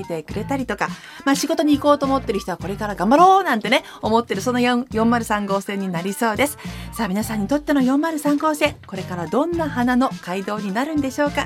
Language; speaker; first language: Japanese; native; Japanese